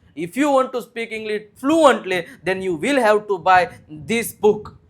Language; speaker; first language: English; non-native, local second language; Gujarati